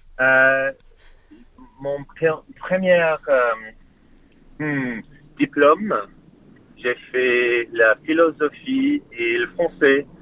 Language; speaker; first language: French; non-native, learner; English